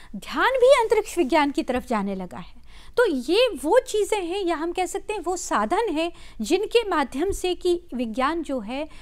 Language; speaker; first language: Hindi; native; Hindi